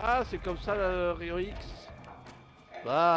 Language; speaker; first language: French; native; French